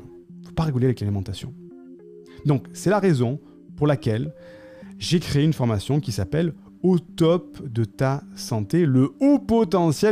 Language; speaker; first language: French; native; French